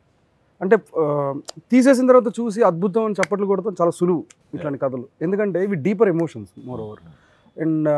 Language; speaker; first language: Telugu; native; Telugu